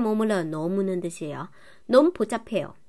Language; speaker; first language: Korean; non-native, fluent; Chinese